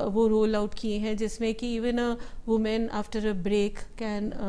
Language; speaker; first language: Hindi; native; Hindi